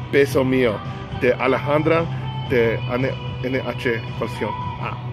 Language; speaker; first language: Spanish; non-native, learner; English